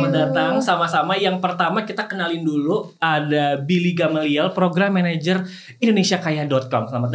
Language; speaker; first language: Indonesian; native; Indonesian